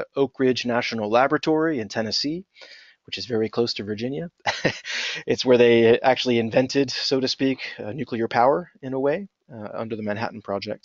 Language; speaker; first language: English; native; English